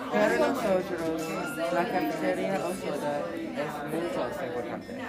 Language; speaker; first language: Spanish; non-native, learner; English